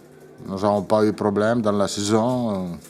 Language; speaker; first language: French; non-native, fluent; Italian